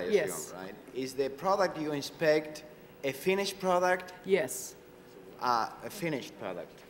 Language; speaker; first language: English; non-native, fluent; Spanish